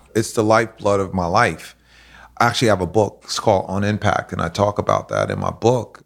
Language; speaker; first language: English; native; English